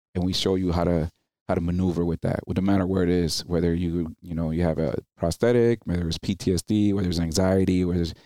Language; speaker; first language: English; early bilingual, other home language; Spanish